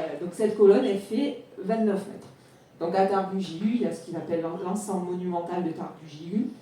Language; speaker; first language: French; native; French